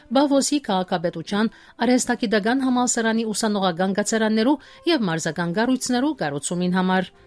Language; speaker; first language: Armenian; early bilingual, heritage; Armenian